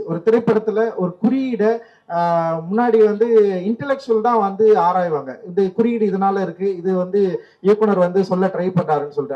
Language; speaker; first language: Tamil; native; Tamil